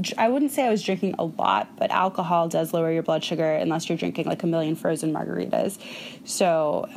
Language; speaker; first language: English; native; English